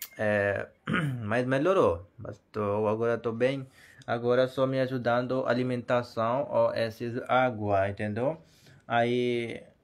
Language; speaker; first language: Portuguese; non-native, learner; Hindi